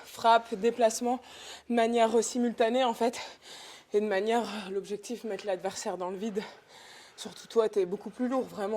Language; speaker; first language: French; native; French